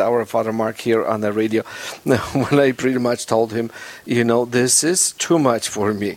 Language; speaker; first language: English; non-native, fluent; Polish